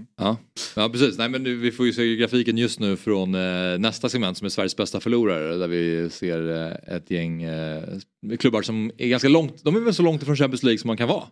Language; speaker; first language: Swedish; native; Swedish